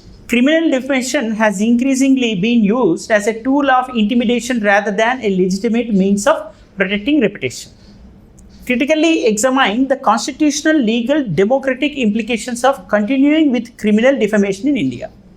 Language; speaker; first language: English; non-native, local second language; Telugu